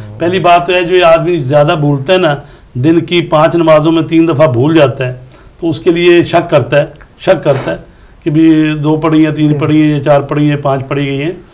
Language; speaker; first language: Urdu; non-native, local second language; Punjabi